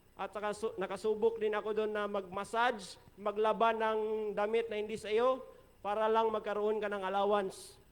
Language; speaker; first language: Filipino; non-native, local second language; Hiligaynon